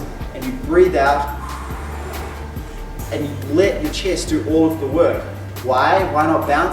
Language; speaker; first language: English; native; English